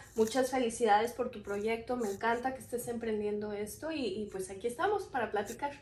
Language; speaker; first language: Spanish; native; Spanish